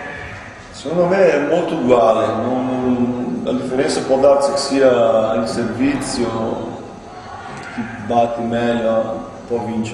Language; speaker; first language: Italian; non-native, fluent; Portuguese